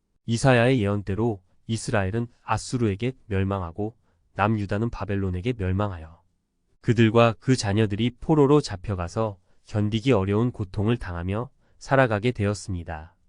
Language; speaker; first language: Korean; native; Korean